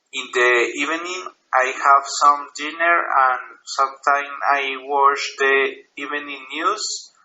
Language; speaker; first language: English; non-native, learner; Spanish